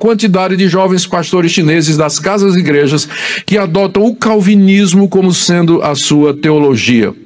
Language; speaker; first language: Portuguese; native; Portuguese